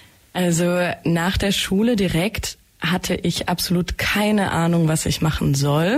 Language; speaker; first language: German; native; German